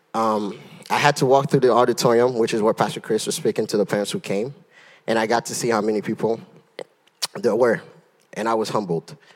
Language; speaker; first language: English; early bilingual, other home language; Haitian Creole